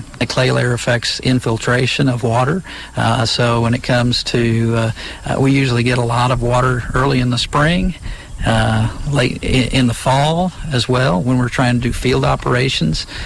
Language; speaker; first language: English; native; English